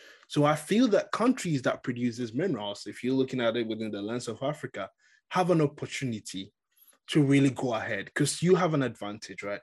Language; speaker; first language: English; non-native, local second language; Akan